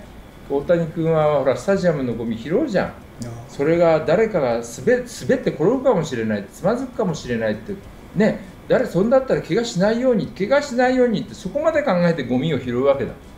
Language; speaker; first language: Japanese; native; Japanese